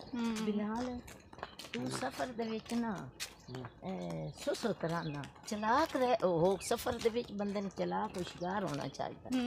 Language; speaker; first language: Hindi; non-native, local second language; Punjabi